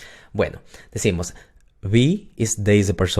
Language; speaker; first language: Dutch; non-native, fluent; Spanish